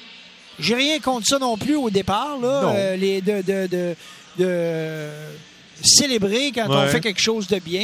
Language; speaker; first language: French; native; French